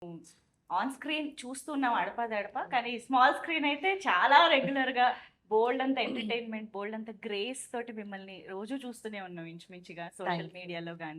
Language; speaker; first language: Telugu; native; Telugu